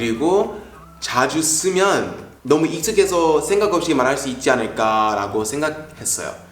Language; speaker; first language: Korean; non-native, fluent; English